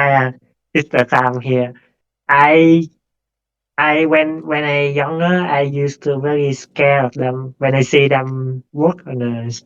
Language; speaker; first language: English; non-native, learner; Vietnamese